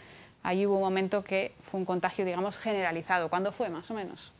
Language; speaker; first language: Spanish; native; Spanish